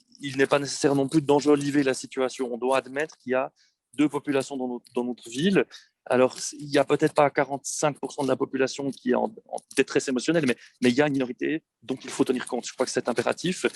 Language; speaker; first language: French; native; French